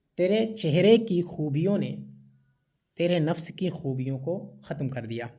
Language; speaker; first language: Urdu; native; Urdu